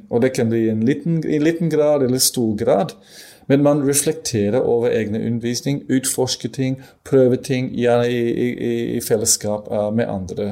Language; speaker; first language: Norwegian; non-native, fluent; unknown